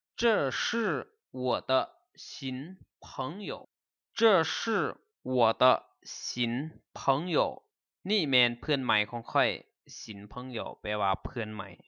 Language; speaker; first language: Chinese; non-native, fluent; Lao